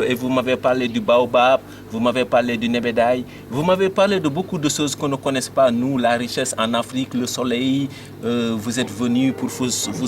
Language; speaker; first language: French; non-native, local second language; Wolof